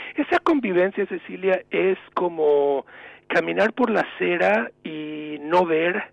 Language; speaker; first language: Spanish; native; Spanish